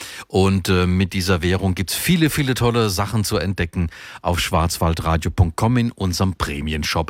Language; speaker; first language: German; native; German